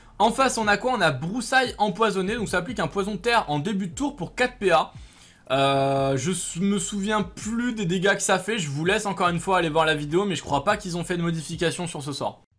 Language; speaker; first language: French; native; French